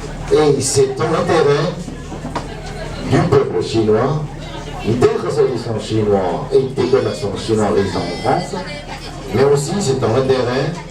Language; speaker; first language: French; non-native, fluent; Chinese